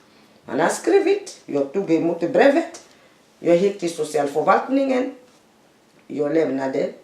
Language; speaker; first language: Swedish; non-native, learner; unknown